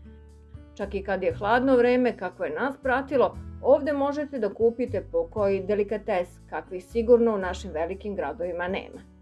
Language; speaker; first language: Serbian; native; Serbian